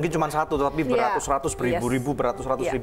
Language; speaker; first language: Indonesian; native; Indonesian